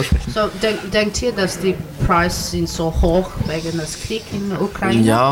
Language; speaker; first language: German; non-native, learner; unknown